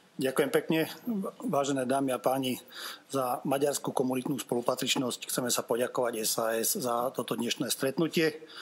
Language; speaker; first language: Slovak; non-native, local second language; Hungarian